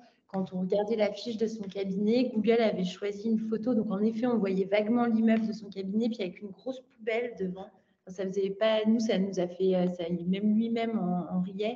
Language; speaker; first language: French; native; French